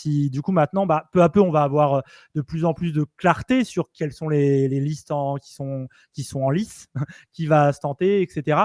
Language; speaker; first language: French; native; French